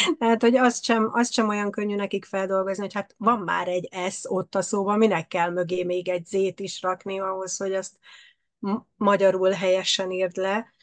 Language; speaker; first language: Hungarian; early bilingual, heritage; Hungarian